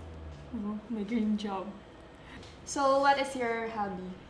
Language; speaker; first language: English; non-native, local second language; Filipino